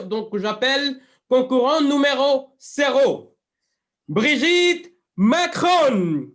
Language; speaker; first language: French; non-native, fluent; Spanish